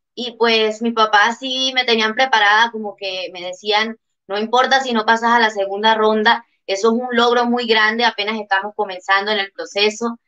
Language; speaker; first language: Spanish; native; Spanish